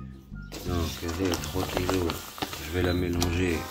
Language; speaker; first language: French; non-native, local second language; Arabic